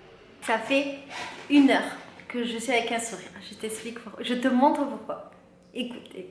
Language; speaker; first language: French; native; French